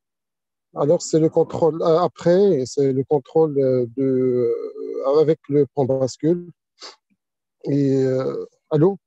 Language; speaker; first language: French; non-native, local second language; Arabic